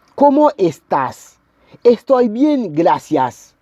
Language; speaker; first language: Spanish; non-native, learner; Haitian Creole